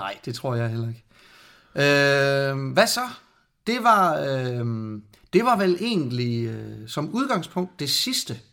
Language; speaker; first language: Danish; native; Danish